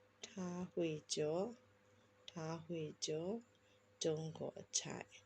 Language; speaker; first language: Chinese; non-native, fluent; Burmese